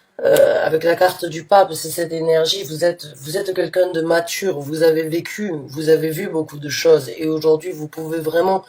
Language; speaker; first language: French; native; French